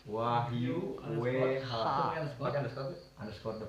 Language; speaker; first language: Malay; native; Malay